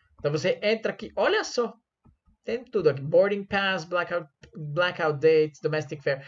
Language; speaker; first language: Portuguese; non-native, fluent; Spanish